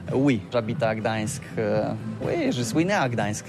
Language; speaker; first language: French; non-native, fluent; Polish